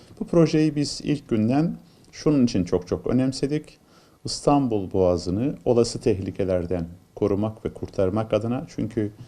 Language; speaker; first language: Turkish; native; Turkish